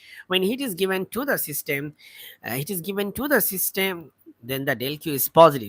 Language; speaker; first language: English; non-native, local second language; Bangla